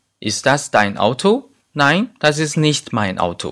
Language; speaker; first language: German; non-native, fluent; Chinese